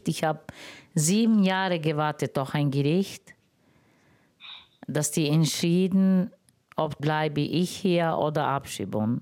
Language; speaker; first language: German; non-native, learner; Romany